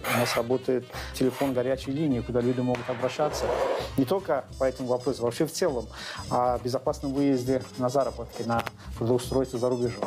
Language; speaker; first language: Russian; non-native, local second language; Azerbaijani